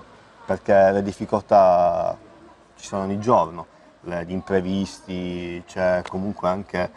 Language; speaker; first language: Italian; native; Italian